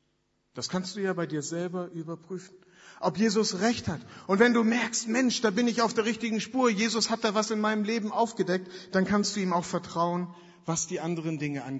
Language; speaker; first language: German; native; German